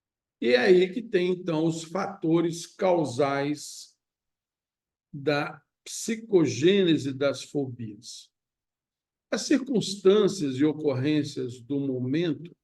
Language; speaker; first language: Portuguese; native; Portuguese